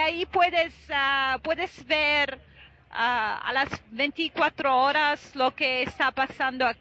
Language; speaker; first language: Spanish; non-native, fluent; Italian